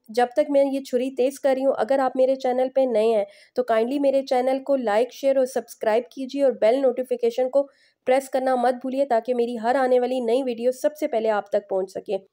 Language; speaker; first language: Urdu; native; Urdu